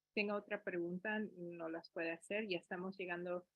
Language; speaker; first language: Spanish; early bilingual, heritage; Spanish